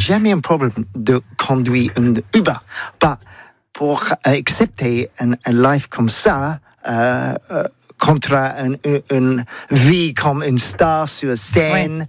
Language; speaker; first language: French; non-native, learner; English